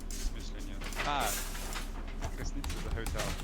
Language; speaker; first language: Russian; non-native, learner; English